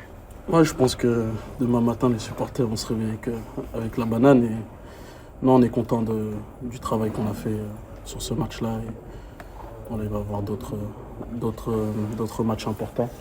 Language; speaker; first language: French; native; French